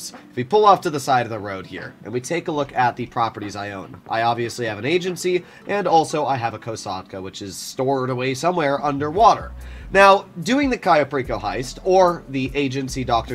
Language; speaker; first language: English; native; English